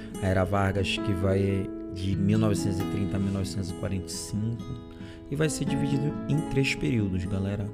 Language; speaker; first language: Portuguese; native; Portuguese